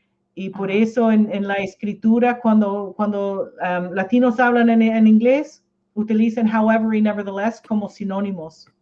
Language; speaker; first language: Spanish; non-native, fluent; English